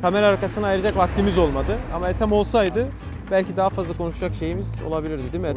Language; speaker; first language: Turkish; native; Turkish